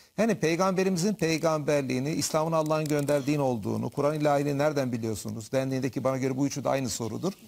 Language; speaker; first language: Turkish; native; Turkish